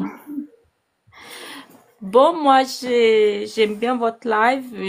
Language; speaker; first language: French; non-native, learner; Portuguese